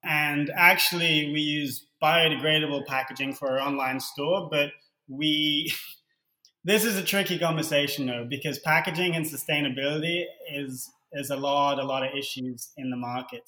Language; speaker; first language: English; native; English